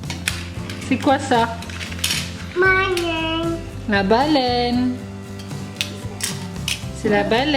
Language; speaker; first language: French; native; French